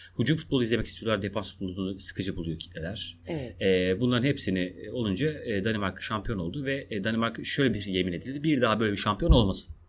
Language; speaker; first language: Turkish; non-native, local second language; Kurdish